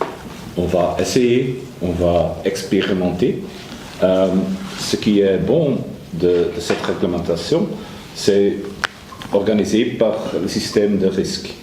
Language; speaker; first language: French; non-native, learner; Dutch